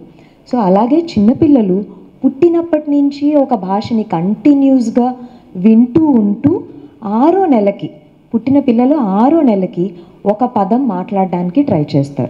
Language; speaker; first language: Telugu; native; Telugu